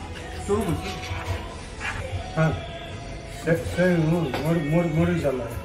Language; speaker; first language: Korean; non-native, learner; Turkish